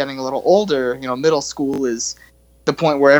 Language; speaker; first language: English; native; English